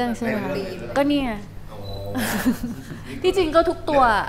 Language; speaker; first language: Thai; native; Thai